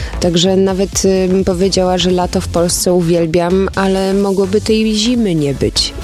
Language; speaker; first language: Polish; early bilingual, heritage; Polish